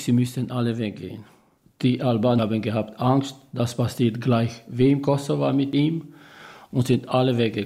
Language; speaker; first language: German; non-native, learner; Albanian